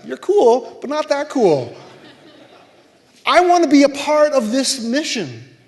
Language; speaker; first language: English; native; English